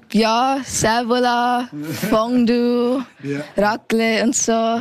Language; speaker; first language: German; early bilingual, heritage; Thai